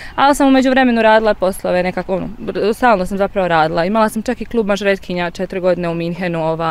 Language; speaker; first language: Croatian; native; Croatian